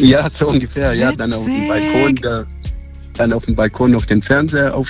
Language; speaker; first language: German; native; German